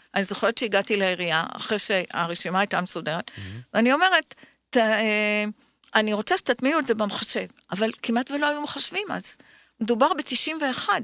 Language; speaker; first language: Hebrew; native; Hebrew